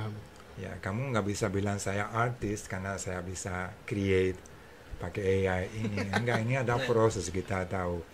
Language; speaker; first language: Indonesian; non-native, fluent; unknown